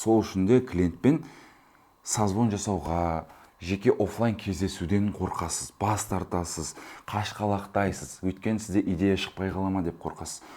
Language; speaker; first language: Kazakh; early bilingual, heritage; Kazakh